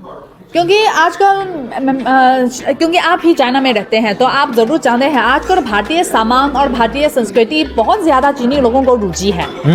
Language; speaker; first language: Hindi; non-native, learner; Chinese